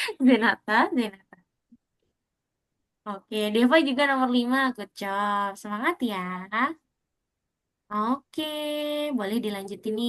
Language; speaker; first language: Indonesian; native; Indonesian